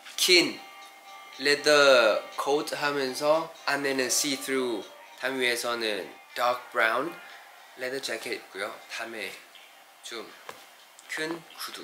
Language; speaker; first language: Korean; non-native, fluent; Thai